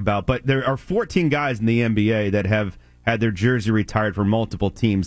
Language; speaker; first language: English; native; English